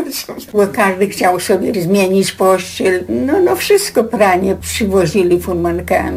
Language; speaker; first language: Polish; native; Polish